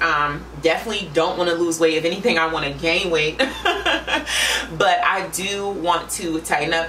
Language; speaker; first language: English; native; English